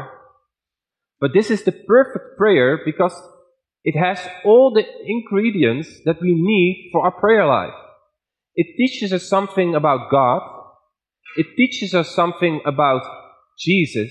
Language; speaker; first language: English; non-native, fluent; Dutch